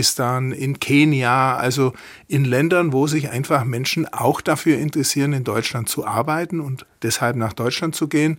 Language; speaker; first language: German; native; German